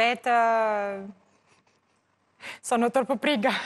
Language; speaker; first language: Albanian; non-native, learner; Portuguese